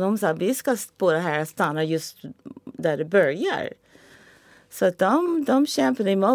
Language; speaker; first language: Swedish; non-native, fluent; English